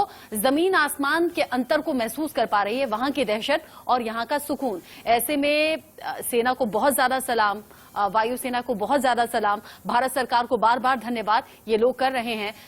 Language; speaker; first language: Hindi; native; Hindi